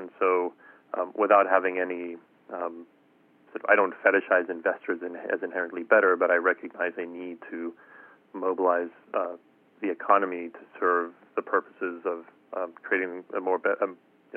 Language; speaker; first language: English; native; English